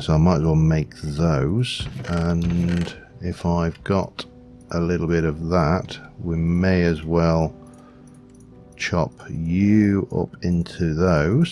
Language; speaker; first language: English; native; English